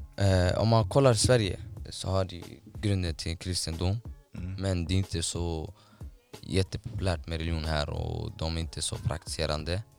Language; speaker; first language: Swedish; non-native, fluent; Somali